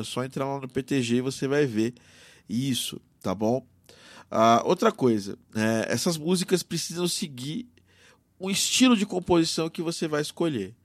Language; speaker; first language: Portuguese; native; Portuguese